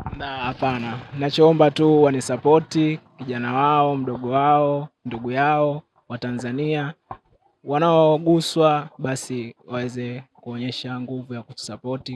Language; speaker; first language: Swahili; native; Swahili